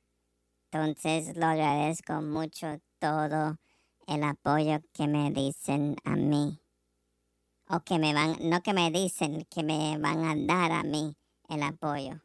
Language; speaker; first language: Spanish; non-native, learner; English